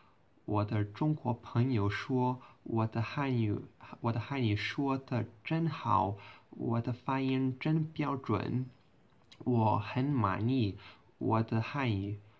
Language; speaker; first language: Chinese; non-native, learner; Portuguese